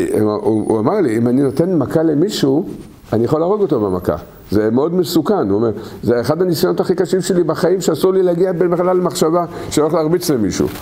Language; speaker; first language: Hebrew; native; Hebrew